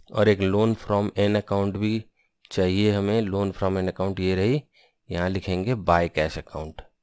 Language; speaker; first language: Hindi; non-native, local second language; Bangla